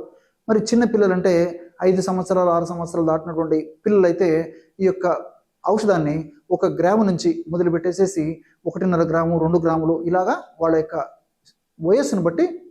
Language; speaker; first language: Telugu; native; Telugu